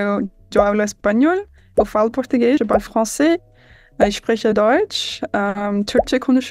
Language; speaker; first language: Portuguese; non-native, fluent; English